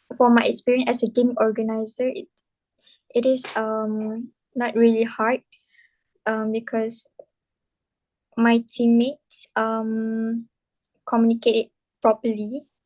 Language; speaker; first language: English; non-native, local second language; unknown